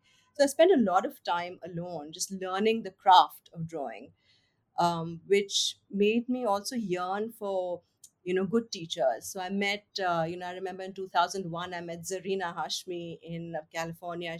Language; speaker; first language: English; non-native, local second language; Hindi